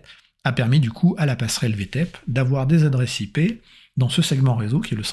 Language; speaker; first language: French; native; French